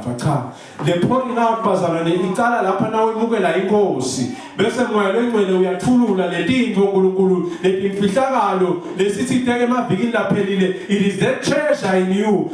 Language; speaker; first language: Zulu; non-native, local second language; Swati